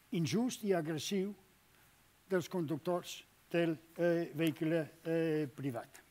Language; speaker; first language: Catalan; non-native, fluent; Danish